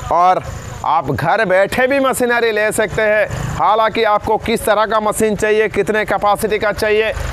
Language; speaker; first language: Hindi; non-native, local second language; Bangla